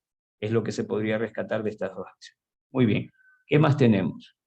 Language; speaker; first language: Spanish; native; Spanish